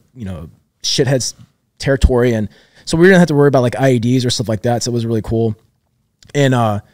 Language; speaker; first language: English; native; English